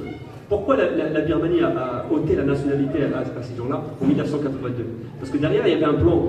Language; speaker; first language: French; native; French